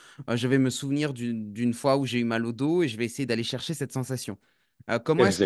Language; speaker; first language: French; native; French